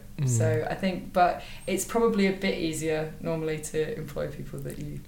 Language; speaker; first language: English; native; English